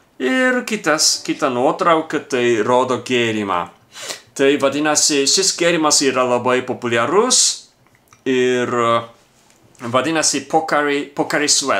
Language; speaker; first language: Lithuanian; non-native, learner; Japanese